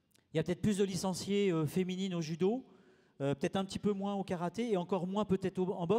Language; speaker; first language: French; native; French